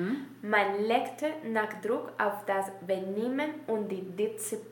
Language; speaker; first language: German; non-native, learner; Spanish